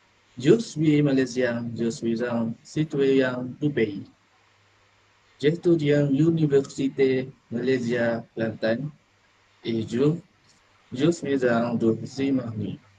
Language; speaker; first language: French; non-native, learner; Malay